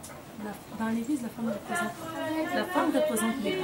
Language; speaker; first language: French; non-native, local second language; Lingala